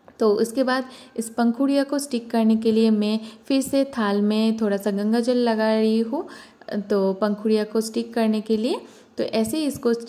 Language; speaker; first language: Hindi; non-native, local second language; Bangla